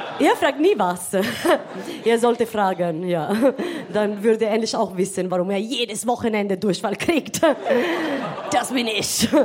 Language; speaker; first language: German; non-native, fluent; Italian